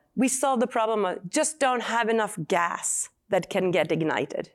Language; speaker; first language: English; non-native, fluent; Swedish